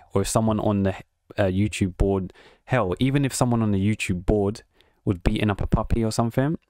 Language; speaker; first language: English; native; English